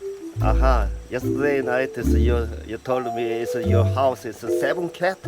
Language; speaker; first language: English; non-native, learner; Korean